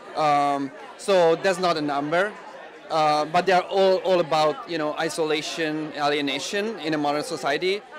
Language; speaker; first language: English; non-native, fluent; Italian